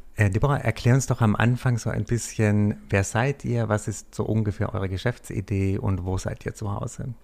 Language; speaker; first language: German; native; German